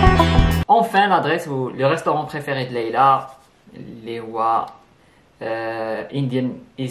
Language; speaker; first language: French; non-native, local second language; Arabic